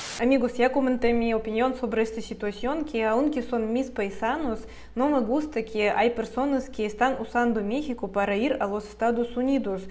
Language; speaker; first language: Spanish; non-native, fluent; Russian